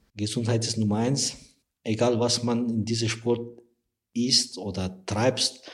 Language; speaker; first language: German; non-native, learner; Persian